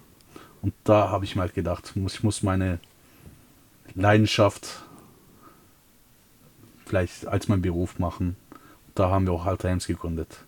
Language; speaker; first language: German; early bilingual, other home language; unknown